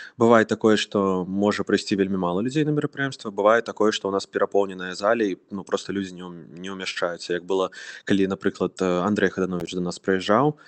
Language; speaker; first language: Belarusian; non-native, local second language; Russian